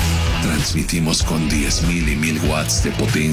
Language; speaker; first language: Spanish; native; Spanish